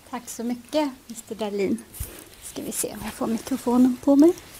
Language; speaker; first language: Swedish; native; Swedish